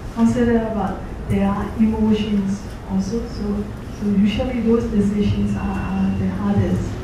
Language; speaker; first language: English; non-native, fluent; Burmese